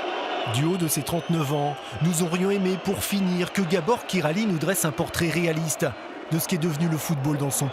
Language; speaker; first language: French; native; French